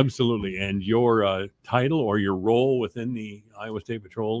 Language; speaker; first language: English; native; English